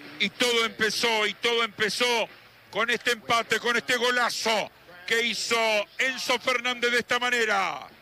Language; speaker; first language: Spanish; native; Spanish